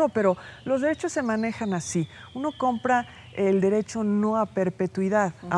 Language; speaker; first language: Spanish; native; Spanish